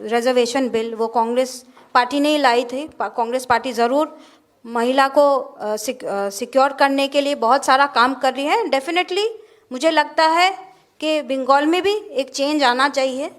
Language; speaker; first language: Hindi; non-native, local second language; Bangla